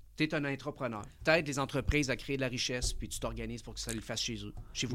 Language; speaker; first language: French; early bilingual, other home language; Spanish